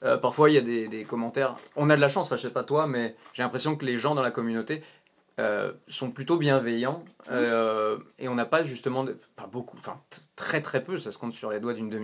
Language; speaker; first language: French; native; French